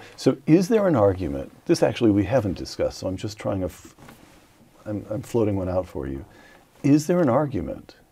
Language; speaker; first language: English; native; English